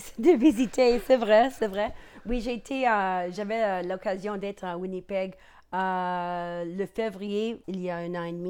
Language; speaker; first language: French; non-native, local second language; English